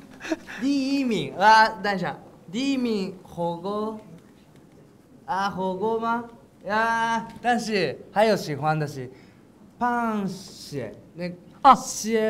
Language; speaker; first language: Chinese; non-native, learner; Japanese